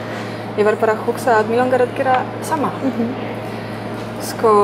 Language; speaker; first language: Icelandic; non-native, learner; Polish